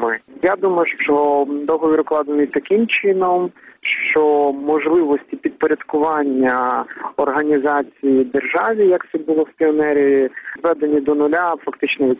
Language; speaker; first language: Ukrainian; native; Ukrainian